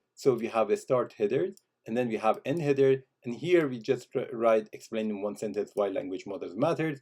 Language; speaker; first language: English; non-native, fluent; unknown